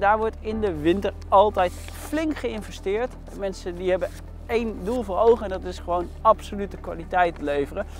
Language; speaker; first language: Dutch; native; Dutch